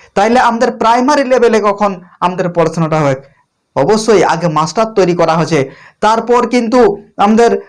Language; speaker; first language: Bangla; native; Bangla